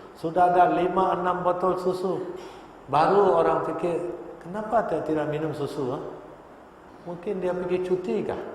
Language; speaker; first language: Malay; non-native, local second language; Tamil